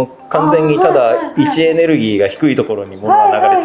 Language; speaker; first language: Japanese; native; Japanese